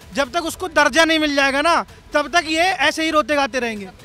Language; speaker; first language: Hindi; native; Hindi